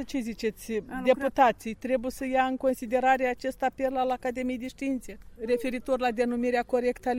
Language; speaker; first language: Romanian; native; Romanian